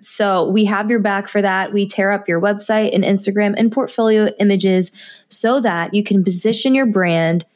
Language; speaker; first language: English; native; English